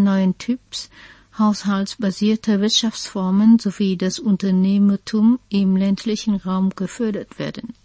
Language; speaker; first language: German; non-native, fluent; Vietnamese